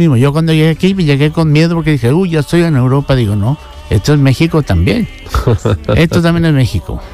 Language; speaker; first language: Spanish; native; Spanish